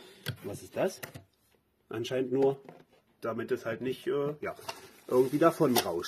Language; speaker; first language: German; native; German